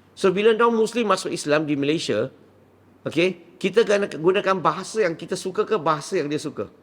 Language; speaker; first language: Malay; non-native, local second language; Min Nan Chinese